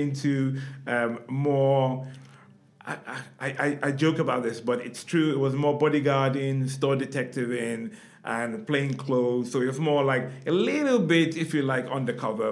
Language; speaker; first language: English; non-native, local second language; Yoruba